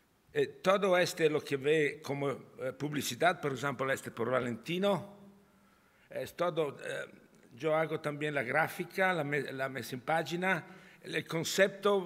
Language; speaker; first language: Spanish; non-native, learner; Italian